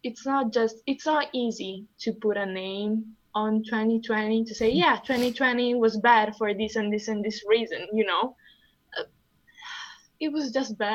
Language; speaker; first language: English; non-native, fluent; Italian